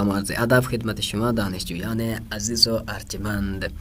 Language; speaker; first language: Persian; non-native, fluent; Urdu